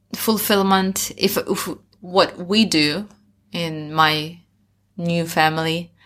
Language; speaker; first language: English; non-native, fluent; Russian